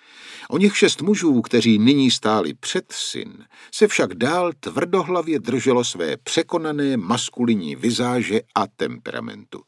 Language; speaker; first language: Czech; native; Czech